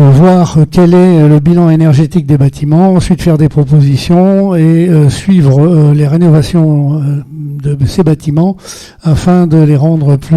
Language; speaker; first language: French; native; French